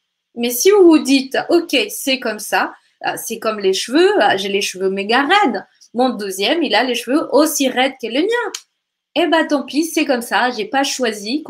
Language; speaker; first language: French; native; French